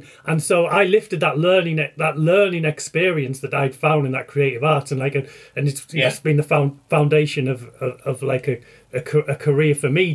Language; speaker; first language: English; native; English